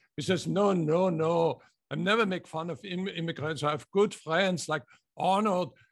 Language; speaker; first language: English; non-native, fluent; German